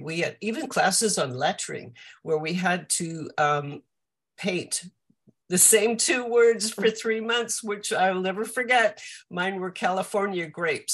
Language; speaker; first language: English; native; English